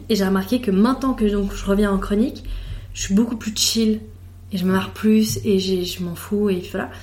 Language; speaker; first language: French; native; French